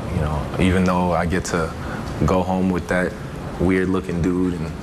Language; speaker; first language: English; early bilingual, other home language; French